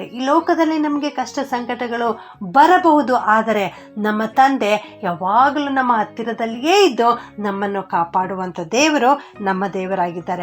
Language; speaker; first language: Kannada; native; Kannada